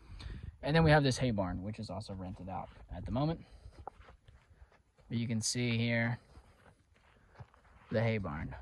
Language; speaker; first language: English; native; English